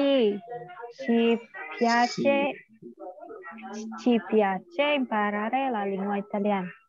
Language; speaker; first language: Italian; non-native, learner; Indonesian